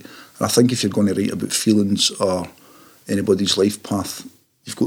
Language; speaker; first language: English; native; English